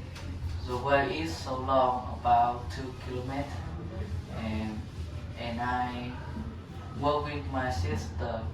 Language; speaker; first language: English; non-native, learner; Vietnamese